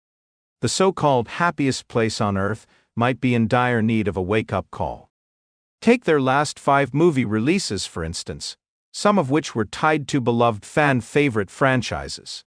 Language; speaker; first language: English; native; English